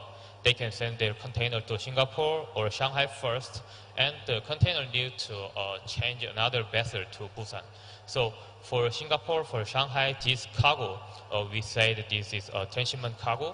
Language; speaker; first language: English; non-native, learner; Korean